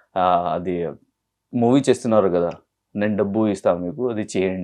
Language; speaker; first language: Telugu; non-native, local second language; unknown